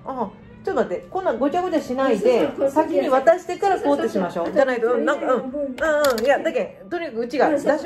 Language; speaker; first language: Japanese; native; Japanese